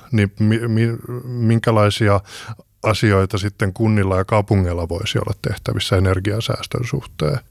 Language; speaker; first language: Finnish; native; Finnish